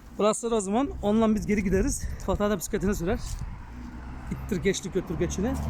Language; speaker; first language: Turkish; early bilingual, heritage; Turkish